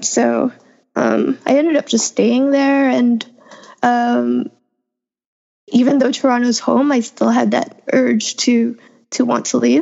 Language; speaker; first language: English; native; English